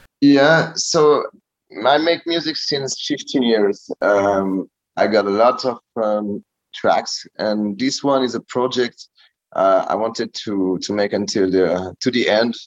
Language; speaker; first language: English; non-native, learner; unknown